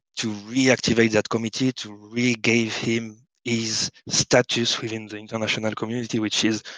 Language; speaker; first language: English; non-native, fluent; French